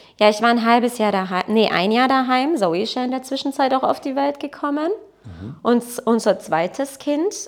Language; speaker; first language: German; early bilingual, other home language; Portuguese